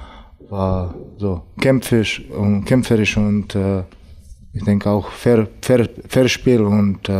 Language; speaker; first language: German; non-native, learner; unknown